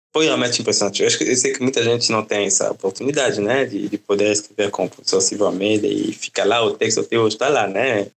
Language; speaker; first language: Portuguese; non-native, fluent; French